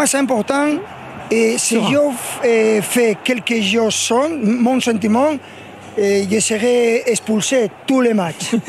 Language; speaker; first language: French; non-native, fluent; Spanish